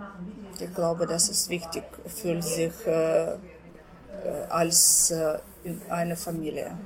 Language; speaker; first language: German; non-native, learner; Ukrainian